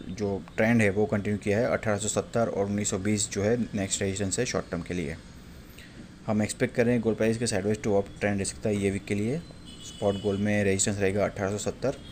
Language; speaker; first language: Hindi; non-native, local second language; Gujarati